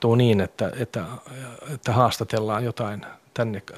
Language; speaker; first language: Finnish; non-native, local second language; Swedish